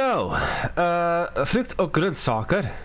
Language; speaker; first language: Swedish; non-native, learner; English